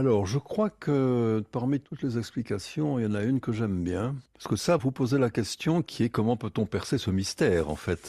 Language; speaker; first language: French; native; French